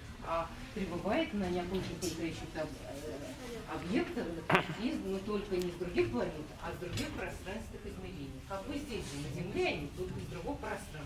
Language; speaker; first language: Russian; native; Russian